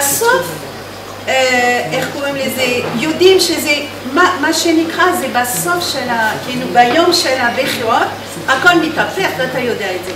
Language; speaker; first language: Hebrew; non-native, fluent; French